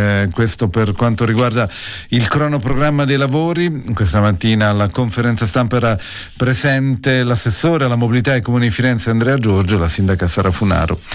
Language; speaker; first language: Italian; native; Italian